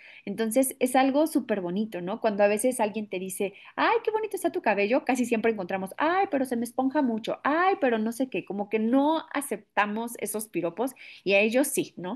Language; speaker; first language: Spanish; native; Spanish